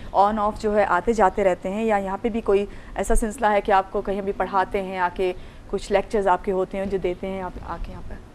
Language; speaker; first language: Urdu; native; Urdu